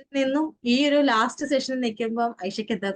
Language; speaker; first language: Malayalam; native; Malayalam